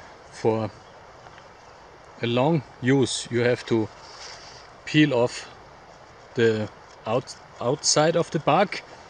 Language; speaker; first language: English; non-native, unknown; German